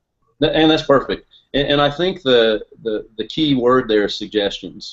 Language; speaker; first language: English; native; English